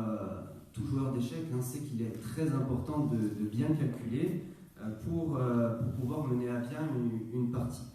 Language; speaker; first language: French; native; French